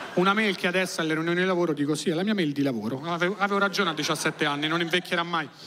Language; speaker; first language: Italian; native; Italian